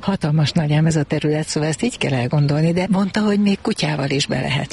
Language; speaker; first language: Hungarian; native; Hungarian